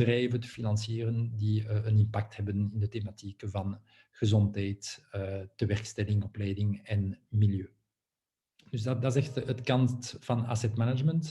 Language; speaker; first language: Dutch; non-native, local second language; French